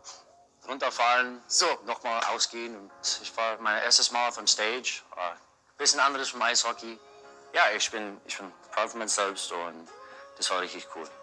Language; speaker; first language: German; early bilingual, heritage; English